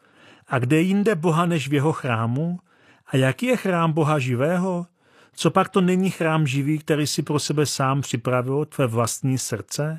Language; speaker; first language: Czech; native; Czech